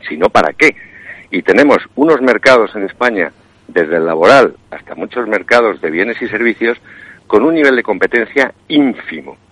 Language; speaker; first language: Spanish; native; Spanish